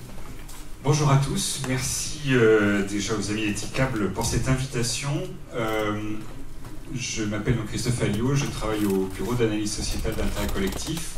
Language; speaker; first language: French; native; French